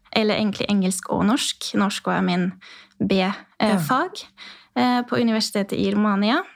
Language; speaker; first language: Norwegian; non-native, fluent; Hungarian